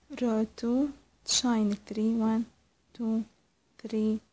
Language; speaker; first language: English; non-native, learner; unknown